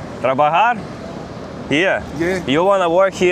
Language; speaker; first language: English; non-native, learner; Ukrainian